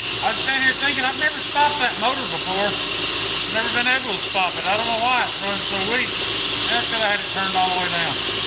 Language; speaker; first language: English; native; English